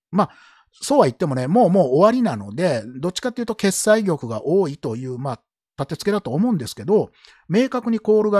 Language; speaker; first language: Japanese; native; Japanese